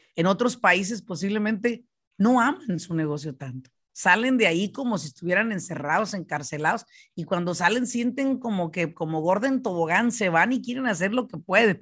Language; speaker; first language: Spanish; native; Spanish